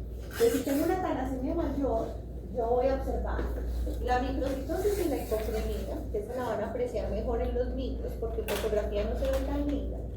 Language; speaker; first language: Spanish; native; Spanish